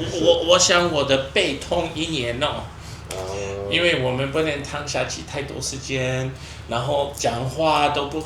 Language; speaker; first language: Chinese; non-native, fluent; English